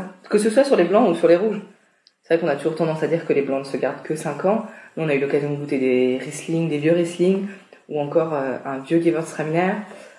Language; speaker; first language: French; native; French